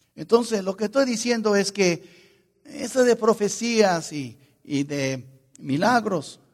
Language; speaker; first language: Spanish; non-native, fluent; English